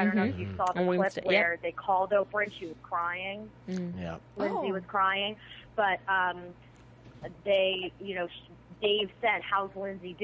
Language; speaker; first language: English; native; English